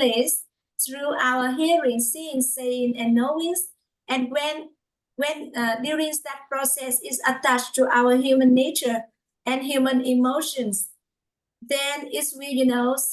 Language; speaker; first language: English; non-native, fluent; Vietnamese